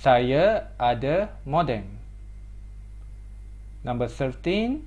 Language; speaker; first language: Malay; non-native, fluent; Korean